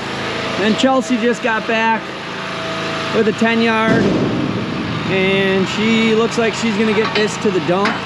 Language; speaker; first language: English; native; English